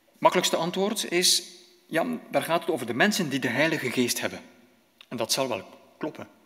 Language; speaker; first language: Dutch; native; Dutch